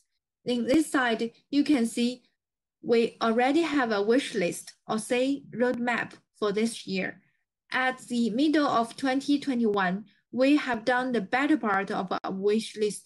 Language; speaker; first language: English; non-native, fluent; Chinese